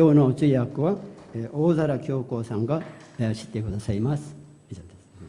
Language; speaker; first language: Japanese; non-native, fluent; Korean